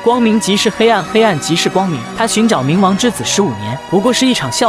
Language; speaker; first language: Chinese; native; Chinese